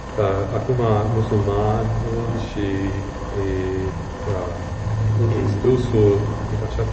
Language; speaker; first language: Romanian; non-native, fluent; English